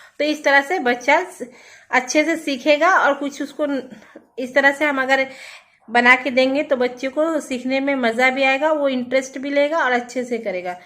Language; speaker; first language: Hindi; native; Hindi